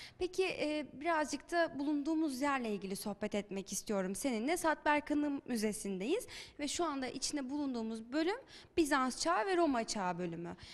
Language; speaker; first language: Turkish; native; Turkish